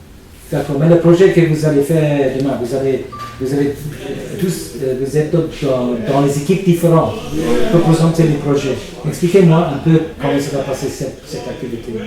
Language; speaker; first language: French; non-native, fluent; English